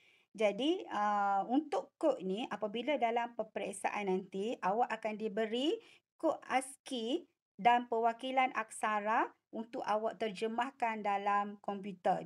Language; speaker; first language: Malay; native; Malay